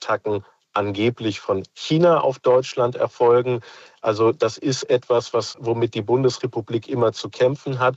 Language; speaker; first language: German; native; German